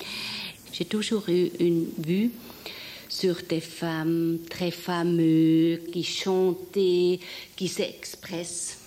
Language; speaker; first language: French; non-native, fluent; German